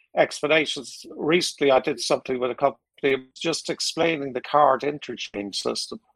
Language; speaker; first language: English; native; English